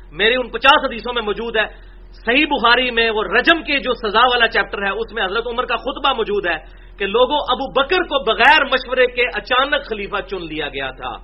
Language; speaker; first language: Urdu; non-native, local second language; Punjabi